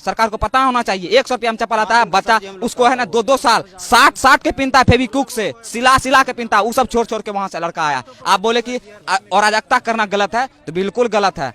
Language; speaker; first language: Hindi; native; Hindi